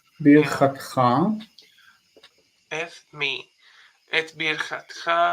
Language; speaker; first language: Hebrew; non-native, fluent; English